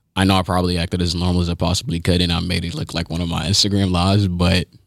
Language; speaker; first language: English; early bilingual, other home language; Haitian Creole